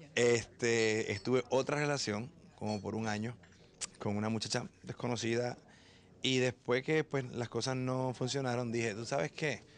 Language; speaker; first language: Spanish; native; Spanish